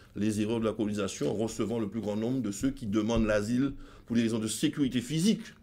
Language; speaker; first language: French; native; French